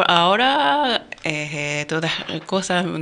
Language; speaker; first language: Spanish; non-native, learner; Japanese